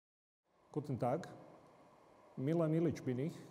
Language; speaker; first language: German; non-native, fluent; Serbian